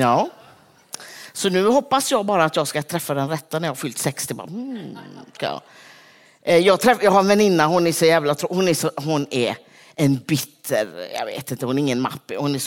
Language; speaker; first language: Swedish; native; Swedish